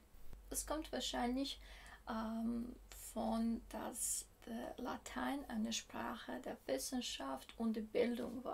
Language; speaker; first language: German; non-native, fluent; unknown